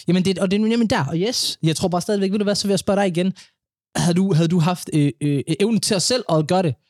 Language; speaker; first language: Danish; early bilingual, other home language; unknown